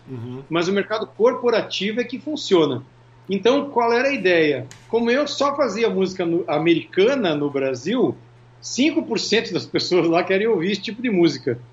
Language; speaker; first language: Portuguese; native; Portuguese